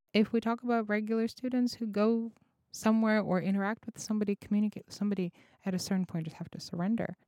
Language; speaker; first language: English; non-native, fluent; Russian